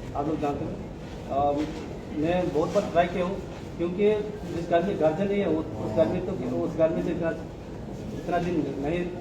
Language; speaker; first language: Hindi; non-native, local second language; Kok Borok